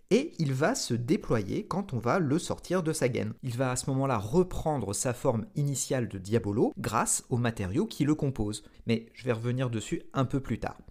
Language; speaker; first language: French; native; French